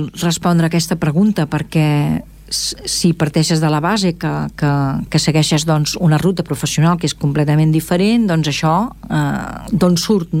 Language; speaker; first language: Catalan; native; Catalan